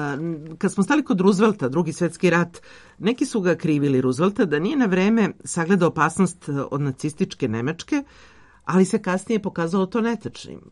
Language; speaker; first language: Serbian; native; Serbian